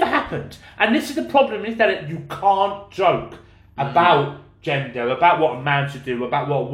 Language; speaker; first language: English; native; English